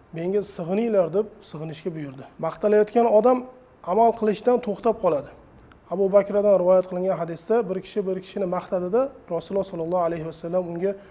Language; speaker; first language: Uzbek; native; Uzbek